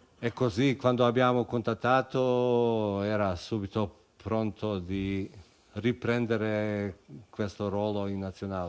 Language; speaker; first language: Italian; non-native, fluent; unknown